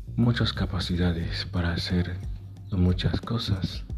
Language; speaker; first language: Spanish; non-native, fluent; Haitian Creole